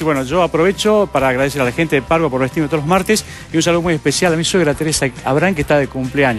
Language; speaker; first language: Spanish; native; Spanish